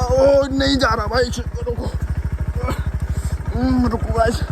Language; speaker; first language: Hindi; non-native, local second language; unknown